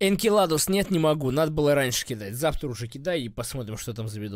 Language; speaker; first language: Russian; native; Russian